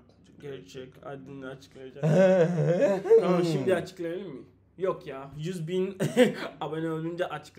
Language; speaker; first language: Turkish; non-native, learner; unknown